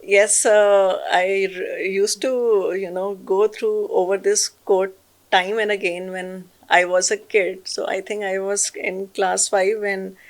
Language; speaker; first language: English; non-native, local second language; Punjabi